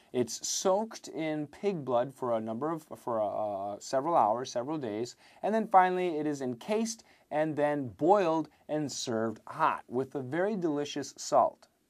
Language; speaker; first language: English; native; English